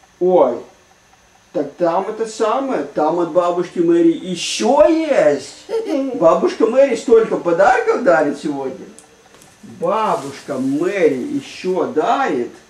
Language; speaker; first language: Russian; native; Russian